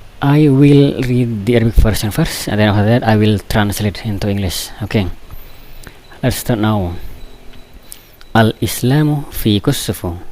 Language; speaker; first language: English; non-native, fluent; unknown